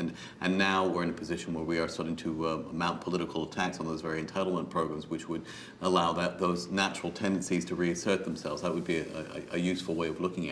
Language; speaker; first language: English; native; English